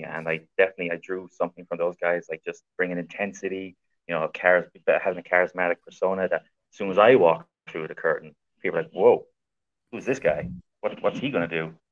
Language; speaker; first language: English; native; English